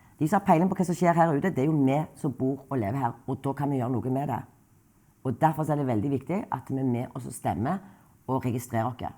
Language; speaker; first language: Norwegian; native; Norwegian